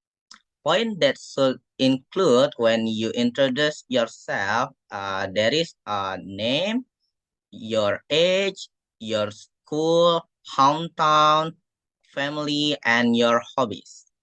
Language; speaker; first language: English; non-native, fluent; Indonesian